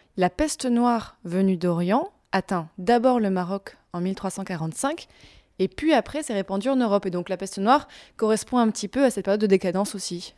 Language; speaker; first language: French; native; French